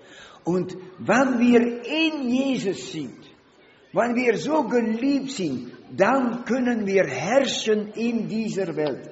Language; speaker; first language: German; non-native, learner; Dutch